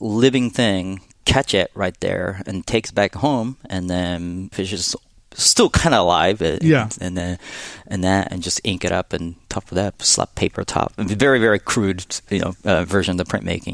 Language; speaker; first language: English; non-native, fluent; Japanese